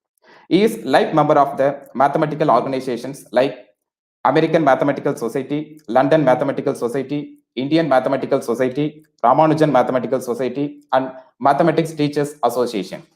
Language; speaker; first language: English; non-native, local second language; Tamil